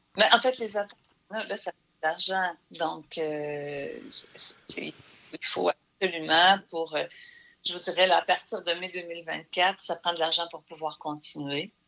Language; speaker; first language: French; native; French